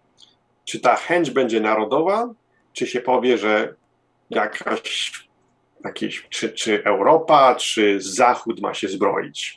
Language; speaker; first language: Polish; early bilingual, heritage; Polish